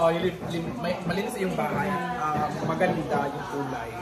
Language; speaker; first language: Filipino; non-native, local second language; Cebuano